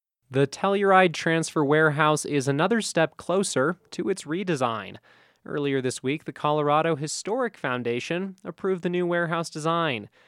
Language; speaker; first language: English; native; English